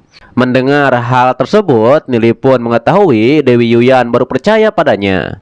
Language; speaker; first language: Indonesian; native; Indonesian